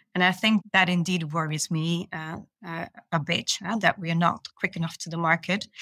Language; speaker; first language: English; non-native, fluent; Dutch